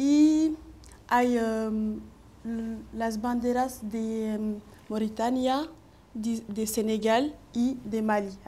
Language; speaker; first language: Spanish; non-native, local second language; French